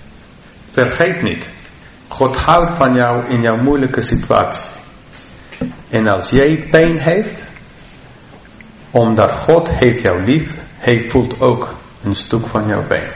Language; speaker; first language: Dutch; non-native, fluent; English